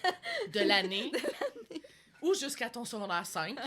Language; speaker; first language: French; native; French